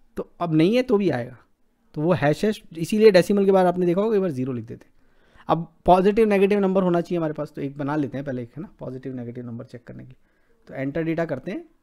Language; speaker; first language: Hindi; native; Hindi